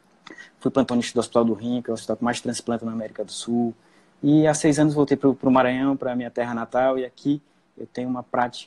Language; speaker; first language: Portuguese; native; Portuguese